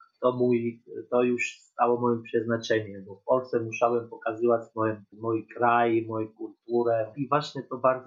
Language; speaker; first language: Polish; non-native, fluent; Georgian